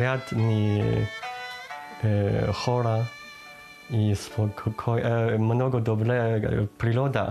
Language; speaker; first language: Bulgarian; non-native, learner; Chinese